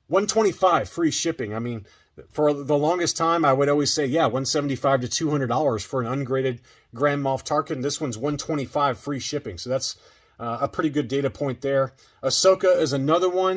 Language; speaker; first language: English; native; English